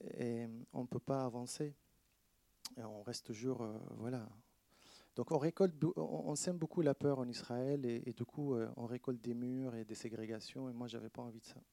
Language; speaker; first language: French; non-native, fluent; Arabic